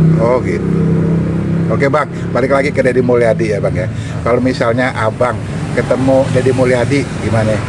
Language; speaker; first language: Indonesian; native; Indonesian